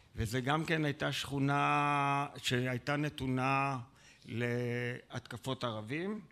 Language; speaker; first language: Hebrew; native; Hebrew